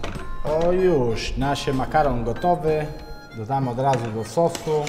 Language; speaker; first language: Polish; non-native, learner; Italian